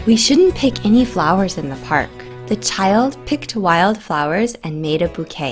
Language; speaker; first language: English; native; English